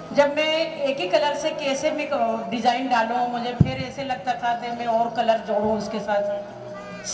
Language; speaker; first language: Hindi; non-native, fluent; Bhili